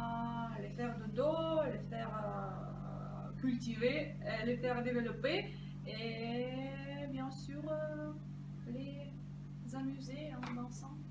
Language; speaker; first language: French; non-native, fluent; Russian